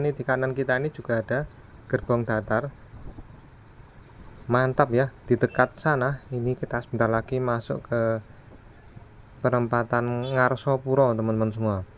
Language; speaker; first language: Indonesian; native; Indonesian